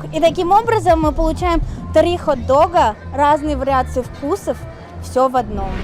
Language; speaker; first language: Russian; native; Russian